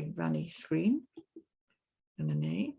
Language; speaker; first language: Welsh; non-native, learner; English